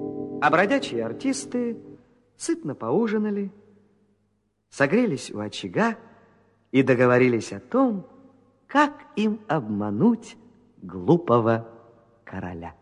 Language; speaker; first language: Russian; native; Russian